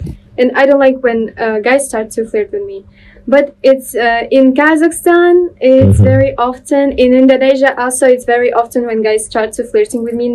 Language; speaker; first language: English; non-native, learner; Russian